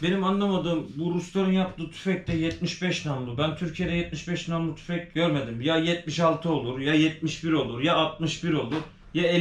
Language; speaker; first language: Turkish; native; Turkish